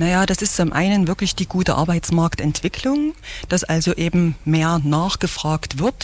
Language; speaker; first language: German; native; German